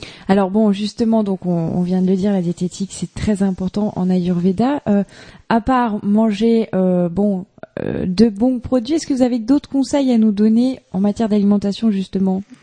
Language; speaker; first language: French; native; French